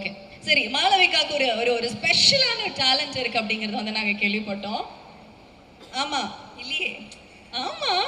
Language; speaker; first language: Tamil; native; Tamil